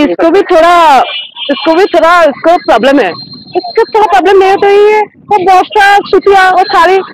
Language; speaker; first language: Hindi; non-native, learner; Bangla